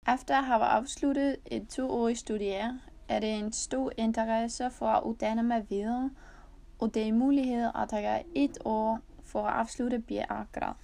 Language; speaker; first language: Danish; non-native, learner; Icelandic